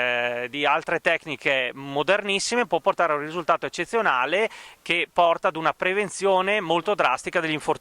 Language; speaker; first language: Italian; native; Italian